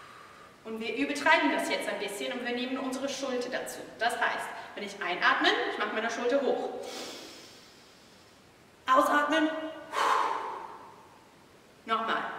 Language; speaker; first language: German; non-native, fluent; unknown